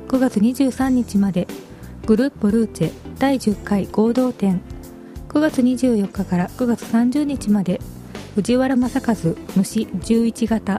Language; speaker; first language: Japanese; native; Japanese